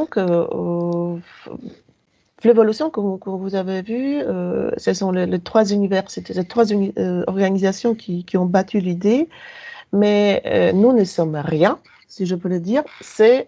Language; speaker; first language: French; non-native, fluent; Polish